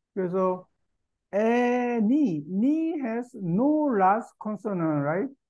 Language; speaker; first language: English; non-native, learner; Korean